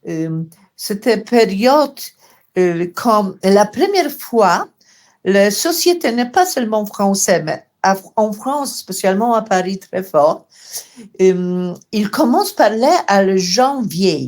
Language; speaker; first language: French; non-native, fluent; Polish